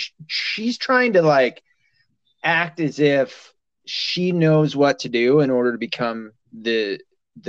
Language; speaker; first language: English; native; English